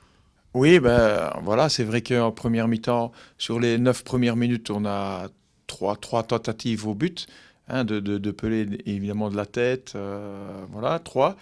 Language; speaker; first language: French; native; French